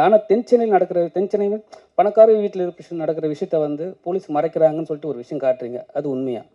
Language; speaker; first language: Tamil; native; Tamil